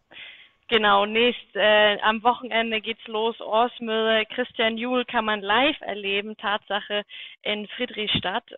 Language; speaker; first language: German; native; German